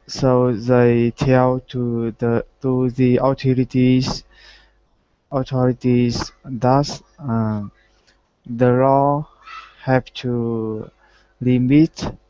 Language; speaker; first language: English; non-native, learner; Vietnamese